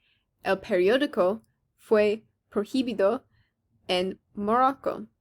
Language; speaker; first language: Spanish; non-native, learner; English